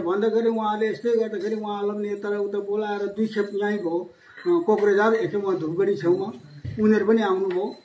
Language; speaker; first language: Nepali; native; Nepali